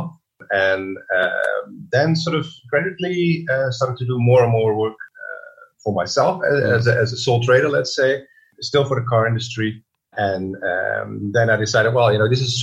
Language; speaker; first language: English; non-native, fluent; Dutch